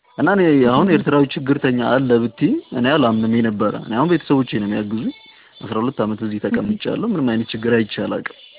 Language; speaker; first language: Amharic; non-native, fluent; Tigrinya